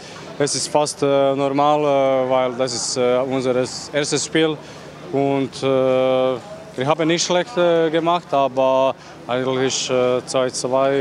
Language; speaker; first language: German; non-native, learner; Croatian